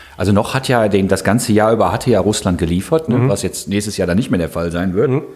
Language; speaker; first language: German; native; German